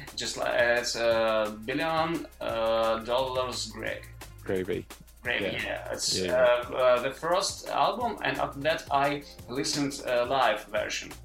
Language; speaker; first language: English; non-native, learner; Ukrainian